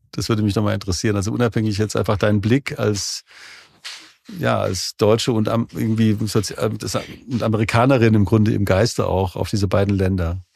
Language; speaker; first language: German; native; German